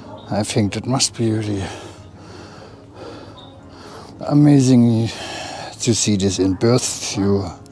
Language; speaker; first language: English; non-native, fluent; German